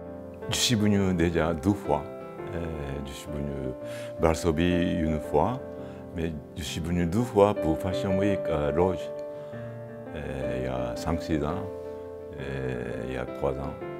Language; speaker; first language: French; non-native, fluent; Japanese